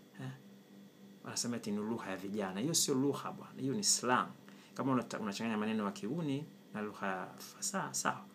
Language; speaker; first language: Swahili; non-native, local second language; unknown